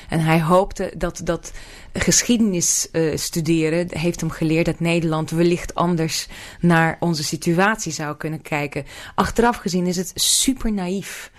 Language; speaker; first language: Dutch; non-native, fluent; Russian